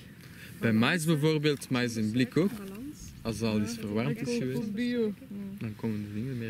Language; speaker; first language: Dutch; native; Dutch